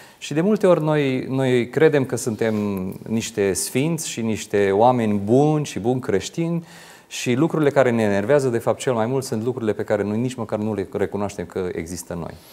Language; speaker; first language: Romanian; non-native, local second language; Hungarian